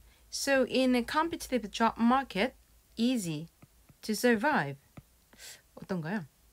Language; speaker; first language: English; non-native, fluent; Korean